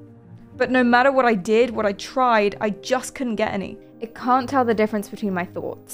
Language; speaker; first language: English; native; English